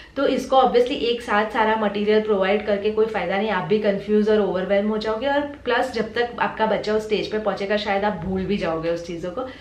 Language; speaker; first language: Hindi; non-native, local second language; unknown